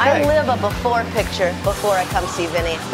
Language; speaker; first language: English; native; English